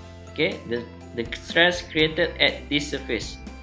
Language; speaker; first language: English; non-native, local second language; Malay